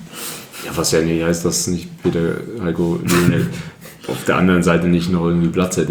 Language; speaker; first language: German; native; German